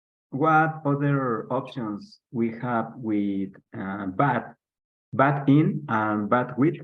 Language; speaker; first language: English; non-native, learner; Spanish